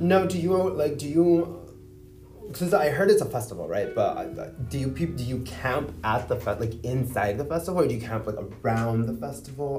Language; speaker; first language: English; early bilingual, other home language; Spanish